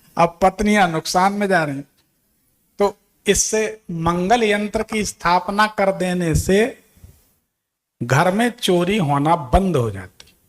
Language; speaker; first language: Hindi; native; Hindi